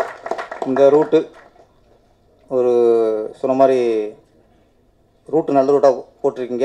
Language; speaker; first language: Tamil; native; Tamil